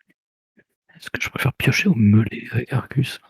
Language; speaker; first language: French; native; French